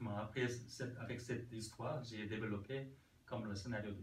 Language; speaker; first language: French; non-native, learner; Korean